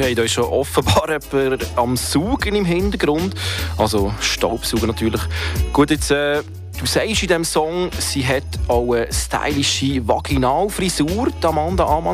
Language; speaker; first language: German; native; German